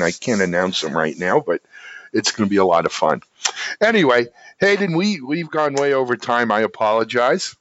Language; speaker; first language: English; native; English